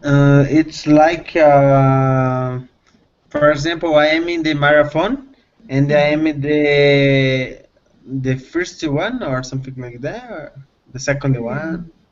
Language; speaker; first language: English; non-native, learner; Portuguese